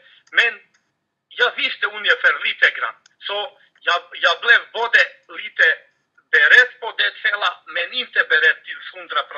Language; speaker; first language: Swedish; non-native, fluent; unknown